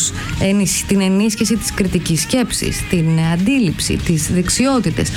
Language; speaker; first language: Greek; native; Greek